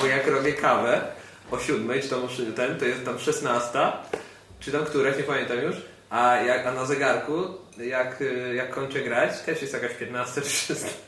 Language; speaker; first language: Polish; native; Polish